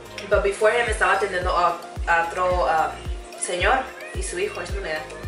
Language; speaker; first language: Spanish; early bilingual, heritage; Spanish